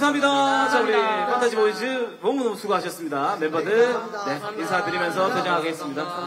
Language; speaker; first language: Korean; native; Korean